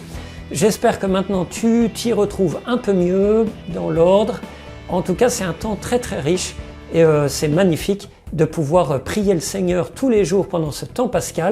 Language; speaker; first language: French; native; French